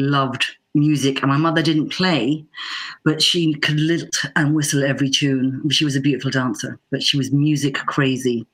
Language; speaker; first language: English; native; English